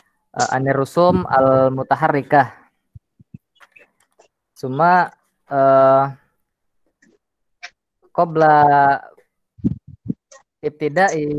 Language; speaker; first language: Arabic; non-native, learner; Indonesian